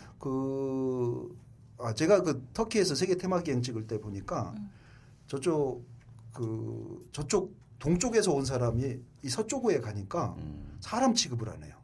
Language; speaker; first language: Korean; native; Korean